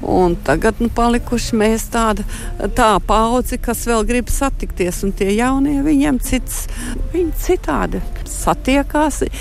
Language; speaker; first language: Latvian; early bilingual, heritage; Latvian